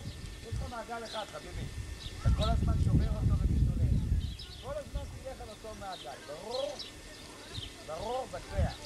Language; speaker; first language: Hebrew; native; Hebrew